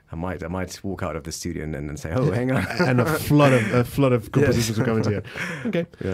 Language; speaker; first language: English; early bilingual, other home language; Russian